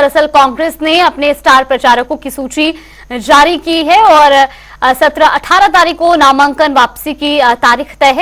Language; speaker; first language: Hindi; native; Hindi